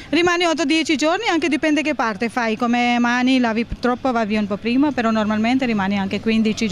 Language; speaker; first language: Italian; non-native, learner; Hindi